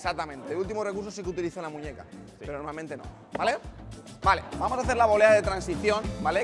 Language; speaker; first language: Spanish; native; Spanish